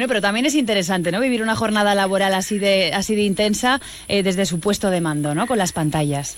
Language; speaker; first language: Spanish; native; Spanish